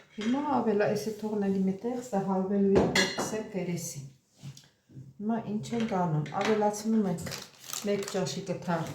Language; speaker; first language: Armenian; native; Armenian